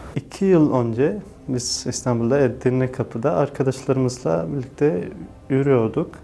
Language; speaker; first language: Turkish; non-native, fluent; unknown